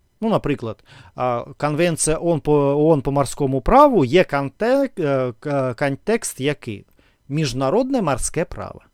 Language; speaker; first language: Ukrainian; non-native, learner; Russian